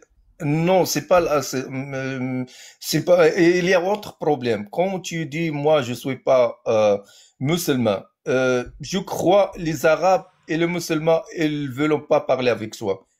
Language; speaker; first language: French; non-native, learner; Arabic